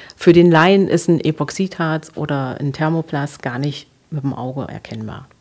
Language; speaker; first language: German; native; German